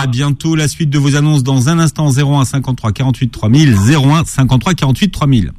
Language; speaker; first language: French; native; French